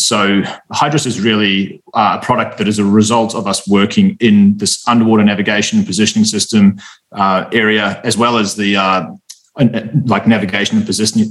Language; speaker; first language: English; native; English